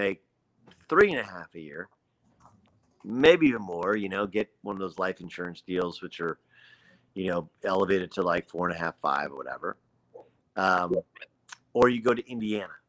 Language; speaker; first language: English; native; English